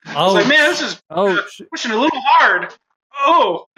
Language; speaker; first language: English; native; English